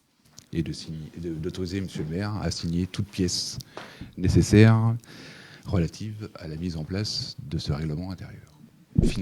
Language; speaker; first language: French; native; French